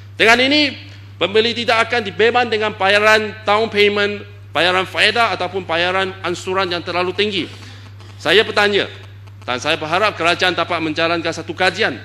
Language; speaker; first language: Malay; non-native, local second language; Chinese